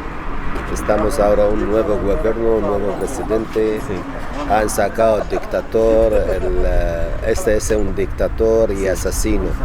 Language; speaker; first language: Spanish; non-native, learner; Arabic